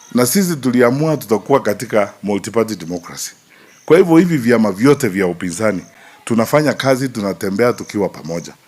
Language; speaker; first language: Swahili; non-native, local second language; Gusii